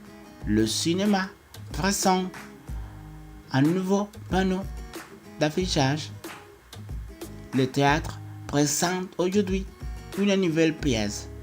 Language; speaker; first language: French; non-native, fluent; Spanish